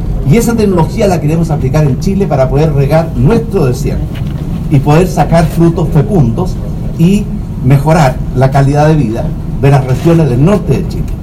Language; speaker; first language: Spanish; native; Spanish